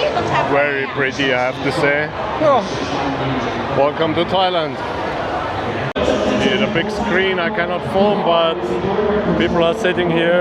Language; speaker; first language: English; non-native, fluent; German